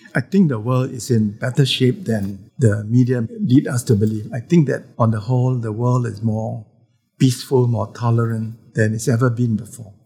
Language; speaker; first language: English; non-native, local second language; Chinese